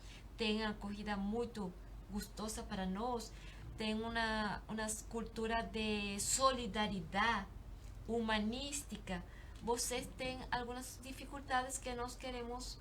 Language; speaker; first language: Portuguese; non-native, learner; Spanish